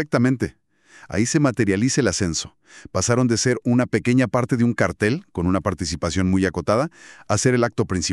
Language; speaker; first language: Spanish; native; Spanish